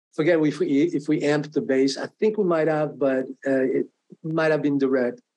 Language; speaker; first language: English; non-native, fluent; French